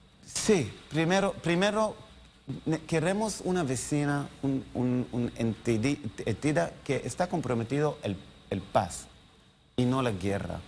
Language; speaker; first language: Spanish; non-native, learner; Hebrew